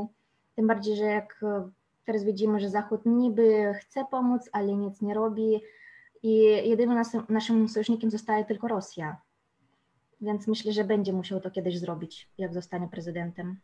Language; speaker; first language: Polish; non-native, fluent; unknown